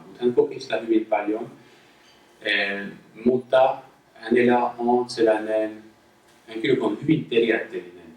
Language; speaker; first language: Finnish; non-native, fluent; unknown